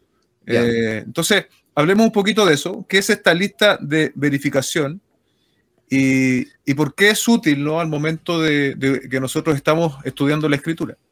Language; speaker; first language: Spanish; native; Spanish